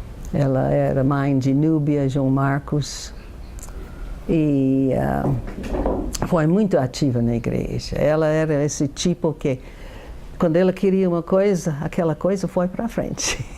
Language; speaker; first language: Portuguese; non-native, fluent; English